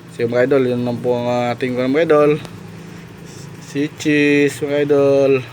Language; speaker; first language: Filipino; non-native, local second language; Cebuano